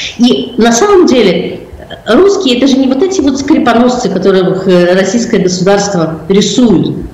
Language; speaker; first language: Russian; native; Russian